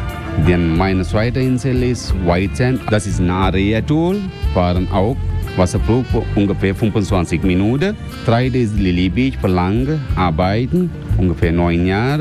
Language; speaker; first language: German; non-native, learner; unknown